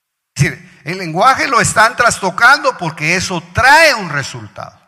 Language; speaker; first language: Spanish; native; Spanish